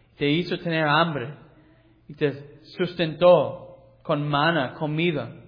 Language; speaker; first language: Spanish; non-native, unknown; English